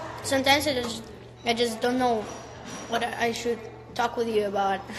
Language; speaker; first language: English; non-native, learner; Russian